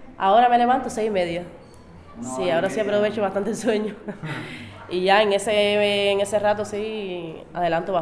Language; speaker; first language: Spanish; native; Spanish